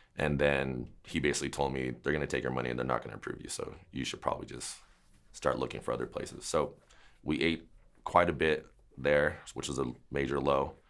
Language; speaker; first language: English; native; English